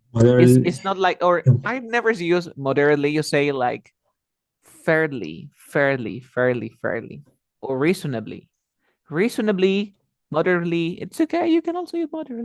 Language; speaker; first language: English; non-native, fluent; Spanish